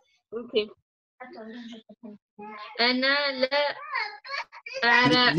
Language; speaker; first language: Arabic; non-native, learner; French